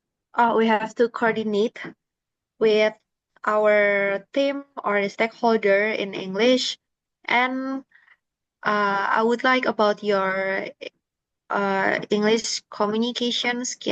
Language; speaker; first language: English; non-native, learner; Indonesian